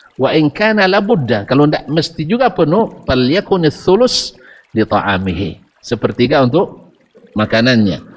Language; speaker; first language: Malay; non-native, local second language; Minangkabau